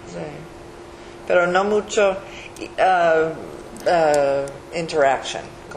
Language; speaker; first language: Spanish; early bilingual, heritage; English